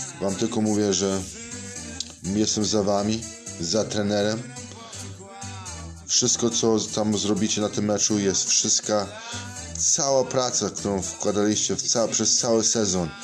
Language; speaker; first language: Polish; non-native, learner; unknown